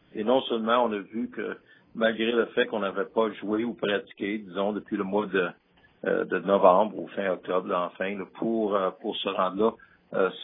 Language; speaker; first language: French; native; French